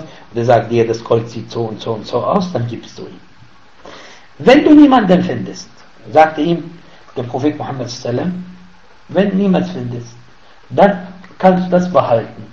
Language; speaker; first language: German; non-native, fluent; Arabic